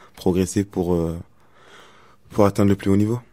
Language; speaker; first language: French; native; French